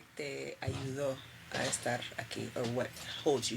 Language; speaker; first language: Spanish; early bilingual, heritage; Spanish